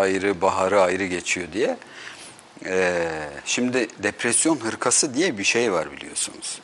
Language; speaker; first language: Turkish; native; Turkish